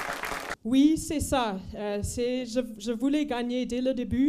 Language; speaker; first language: French; non-native, fluent; Afrikaans